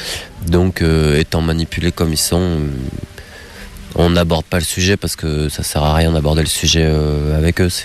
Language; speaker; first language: French; native; French